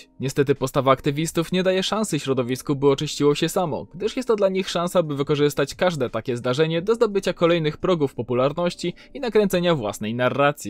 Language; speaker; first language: Polish; native; Polish